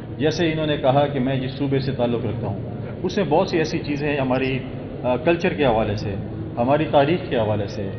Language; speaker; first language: Urdu; non-native, local second language; Saraiki